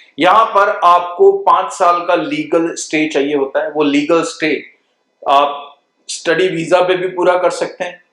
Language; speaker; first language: Hindi; non-native, local second language; Punjabi